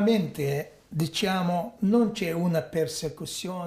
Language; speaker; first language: Italian; non-native, fluent; Arabic